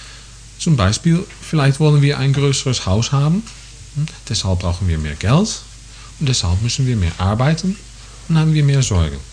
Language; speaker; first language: German; non-native, fluent; English